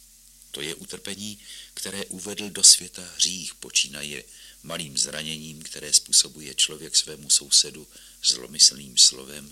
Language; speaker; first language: Czech; native; Czech